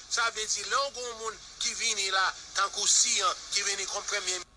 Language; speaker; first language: Haitian Creole; non-native, fluent; English